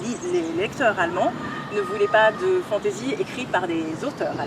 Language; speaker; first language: French; native; French